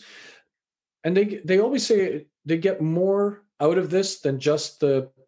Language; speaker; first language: English; native; English